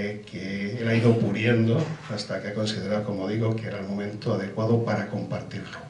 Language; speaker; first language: Spanish; native; Spanish